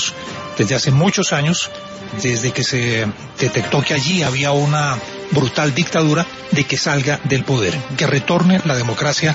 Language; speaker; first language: Spanish; native; Spanish